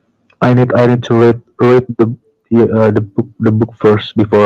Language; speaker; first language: English; non-native, learner; Indonesian